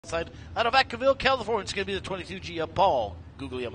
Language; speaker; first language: English; native; English